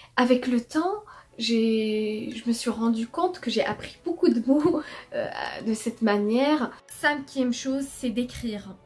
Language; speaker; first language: French; non-native, local second language; Arabic